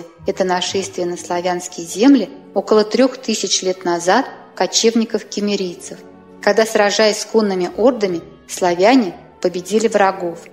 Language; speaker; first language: Russian; native; Russian